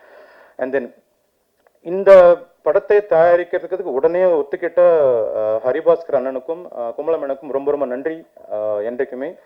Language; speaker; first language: Tamil; native; Tamil